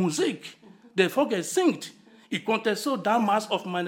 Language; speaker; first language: German; non-native, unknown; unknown